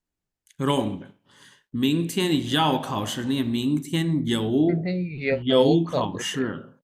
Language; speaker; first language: Chinese; non-native, fluent; Urdu